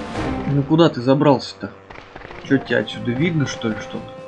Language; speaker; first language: Russian; native; Russian